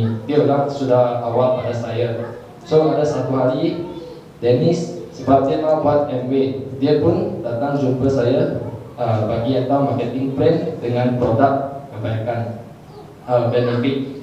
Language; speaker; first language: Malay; non-native, local second language; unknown